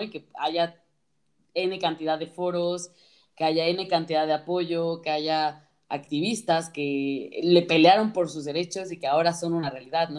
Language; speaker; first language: Spanish; native; Spanish